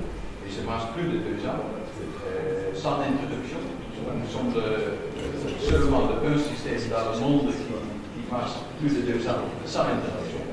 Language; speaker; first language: French; non-native, learner; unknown